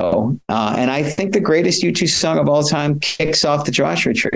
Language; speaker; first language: English; native; English